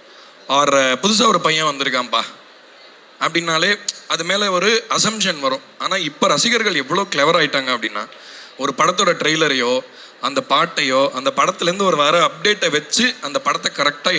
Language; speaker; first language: Tamil; native; Tamil